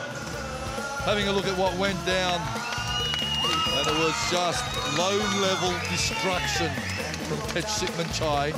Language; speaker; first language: English; native; English